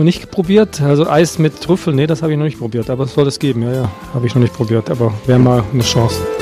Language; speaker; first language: German; early bilingual, other home language; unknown